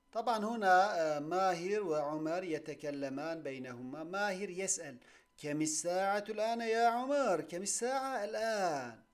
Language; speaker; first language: Arabic; non-native, fluent; Turkish